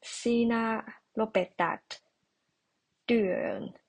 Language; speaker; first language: Finnish; non-native, learner; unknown